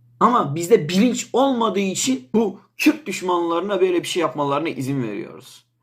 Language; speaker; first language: Turkish; non-native, local second language; Kurdish